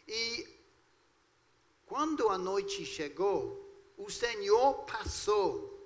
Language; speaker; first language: Portuguese; non-native, fluent; English